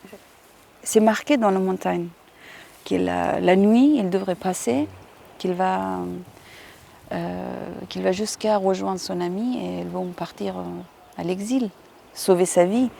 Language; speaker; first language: French; non-native, fluent; Persian